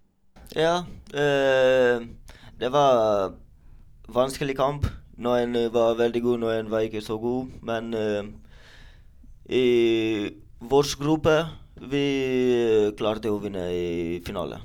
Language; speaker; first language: Norwegian; non-native, learner; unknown